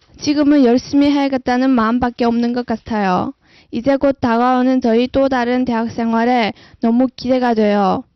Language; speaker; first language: Korean; non-native, fluent; Chinese